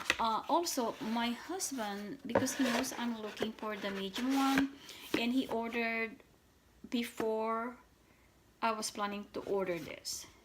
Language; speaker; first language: English; non-native, fluent; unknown